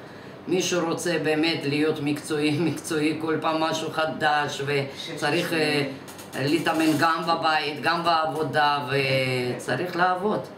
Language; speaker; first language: Hebrew; non-native, fluent; Russian